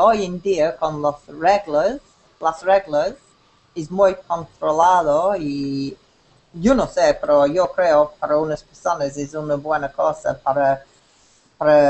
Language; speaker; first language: Spanish; non-native, learner; English